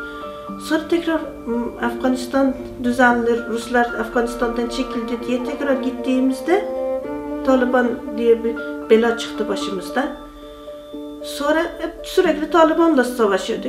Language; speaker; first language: Turkish; non-native, fluent; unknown